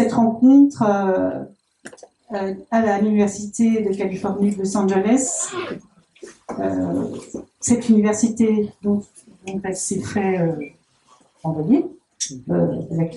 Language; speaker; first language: French; native; French